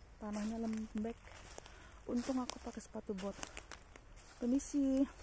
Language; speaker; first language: Indonesian; native; Indonesian